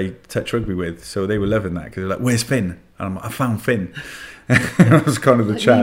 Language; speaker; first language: English; native; English